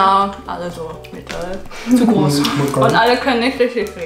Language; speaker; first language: German; native; German